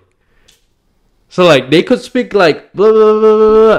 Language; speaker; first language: English; non-native, fluent; Indonesian